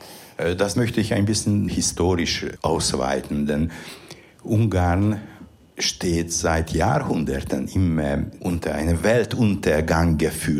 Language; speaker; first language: German; non-native, fluent; Hungarian